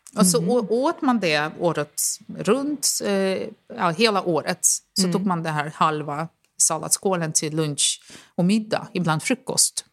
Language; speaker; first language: Swedish; non-native, fluent; Russian